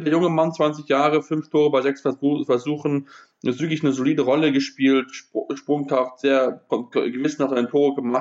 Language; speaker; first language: German; native; German